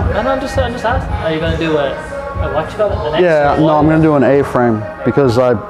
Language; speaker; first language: English; native; English